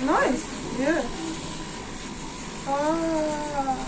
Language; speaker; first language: English; non-native, learner; Japanese